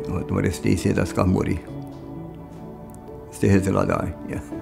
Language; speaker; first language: French; early bilingual, heritage; French